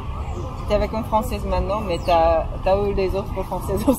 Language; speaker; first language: French; non-native, fluent; Japanese